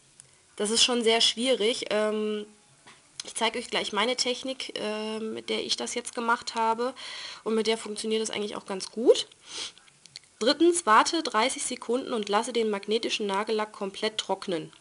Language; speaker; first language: German; native; German